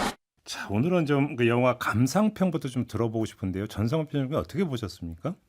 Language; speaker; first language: Korean; native; Korean